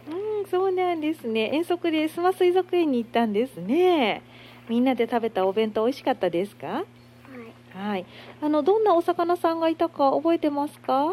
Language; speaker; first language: Japanese; native; Japanese